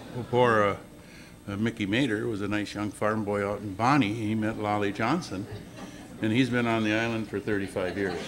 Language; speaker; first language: English; native; English